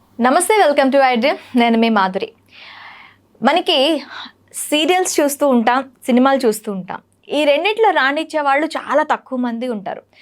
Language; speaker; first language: Telugu; native; Telugu